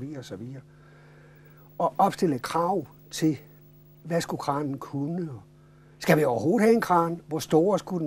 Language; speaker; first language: Danish; native; Danish